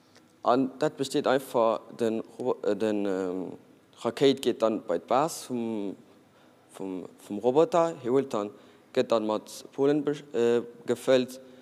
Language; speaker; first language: German; non-native, learner; Portuguese